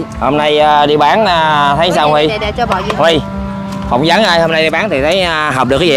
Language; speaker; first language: Vietnamese; native; Vietnamese